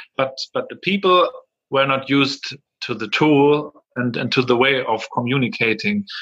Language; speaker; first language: English; non-native, fluent; German